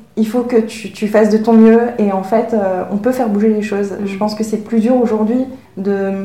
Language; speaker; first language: French; early bilingual, other home language; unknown